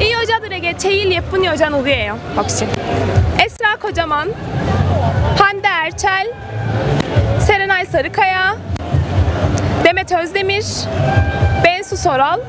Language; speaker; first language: Korean; non-native, learner; Turkish